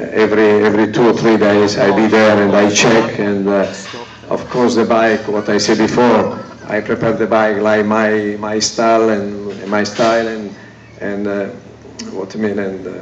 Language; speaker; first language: English; non-native, learner; Italian